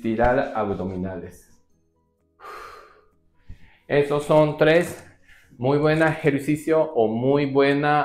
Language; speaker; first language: Spanish; non-native, learner; Japanese